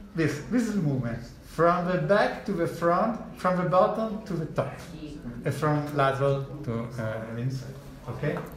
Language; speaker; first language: English; non-native, fluent; Italian